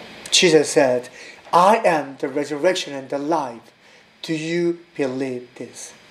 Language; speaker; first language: English; non-native, learner; Korean